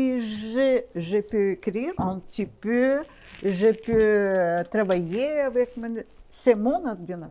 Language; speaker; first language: French; non-native, learner; Russian